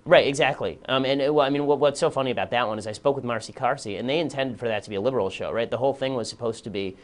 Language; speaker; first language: English; native; English